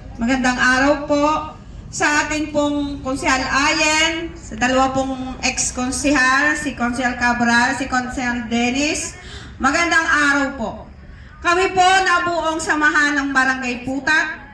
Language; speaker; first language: Filipino; native; Filipino